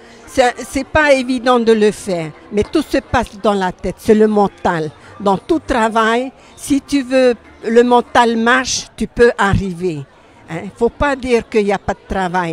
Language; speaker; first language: French; non-native, local second language; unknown